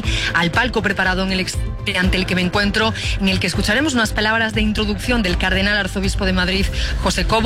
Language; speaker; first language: Spanish; native; Spanish